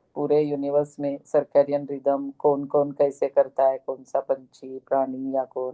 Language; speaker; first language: Hindi; non-native, local second language; Marathi